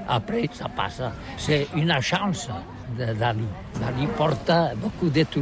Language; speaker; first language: French; non-native, learner; Catalan